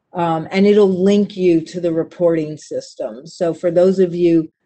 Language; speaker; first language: English; native; English